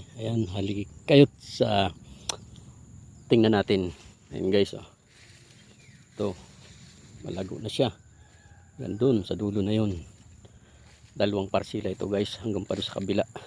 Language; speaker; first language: Filipino; native; Filipino